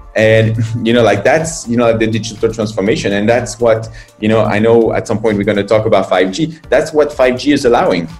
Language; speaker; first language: English; non-native, fluent; French